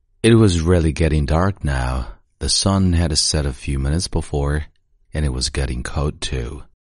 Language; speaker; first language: English; non-native, fluent; Chinese